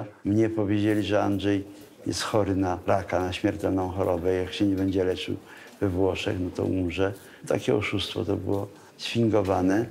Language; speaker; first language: Polish; native; Polish